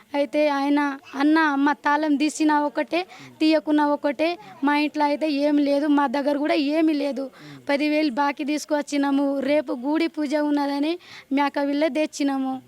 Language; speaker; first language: Telugu; non-native, local second language; Lambadi